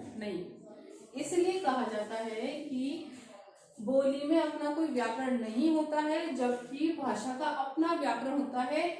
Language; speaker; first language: Hindi; native; Hindi